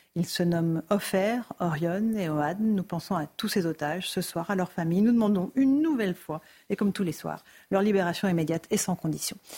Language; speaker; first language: French; native; French